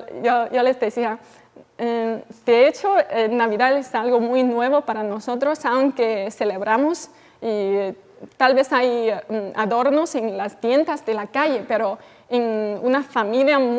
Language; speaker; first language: Spanish; non-native, fluent; Chinese